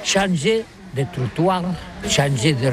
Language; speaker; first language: French; non-native, learner; Catalan